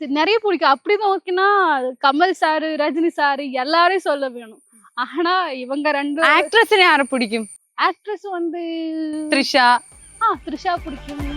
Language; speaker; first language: Tamil; non-native, learner; Malayalam